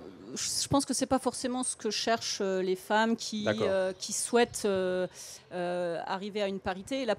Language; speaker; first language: French; native; French